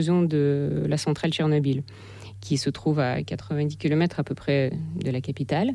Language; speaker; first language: French; non-native, fluent; Russian